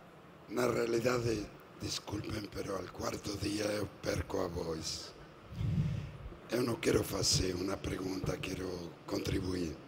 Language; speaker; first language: Portuguese; non-native, fluent; Spanish